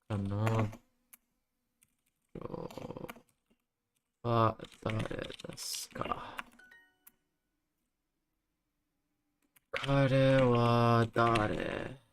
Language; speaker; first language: Japanese; non-native, learner; English